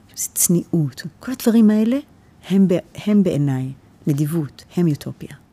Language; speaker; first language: Hebrew; early bilingual, heritage; Hebrew